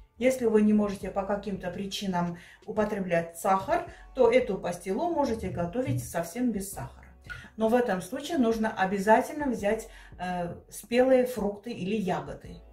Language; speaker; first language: Russian; non-native, local second language; Armenian